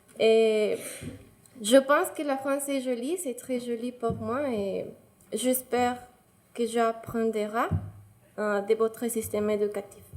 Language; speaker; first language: French; non-native, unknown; Spanish